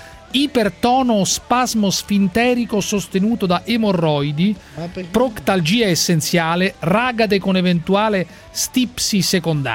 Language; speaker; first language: Italian; native; Italian